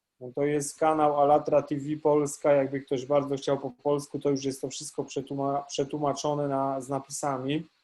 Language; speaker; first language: Polish; native; Polish